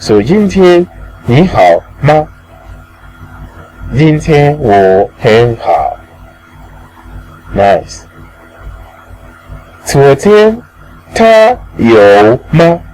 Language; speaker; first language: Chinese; non-native, fluent; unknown